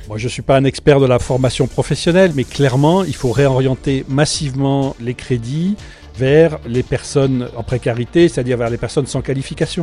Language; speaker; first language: French; native; French